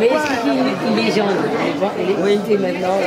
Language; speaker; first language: French; non-native, local second language; Burmese